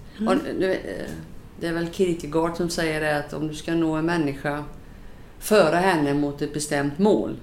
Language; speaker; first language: Swedish; native; Swedish